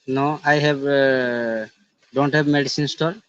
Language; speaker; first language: English; non-native, learner; Odia